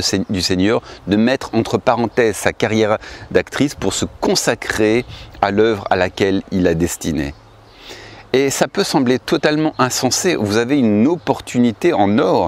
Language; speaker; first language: French; native; French